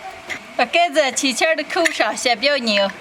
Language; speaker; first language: Chinese; native; Chinese